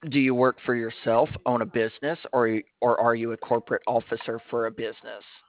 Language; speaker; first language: English; native; English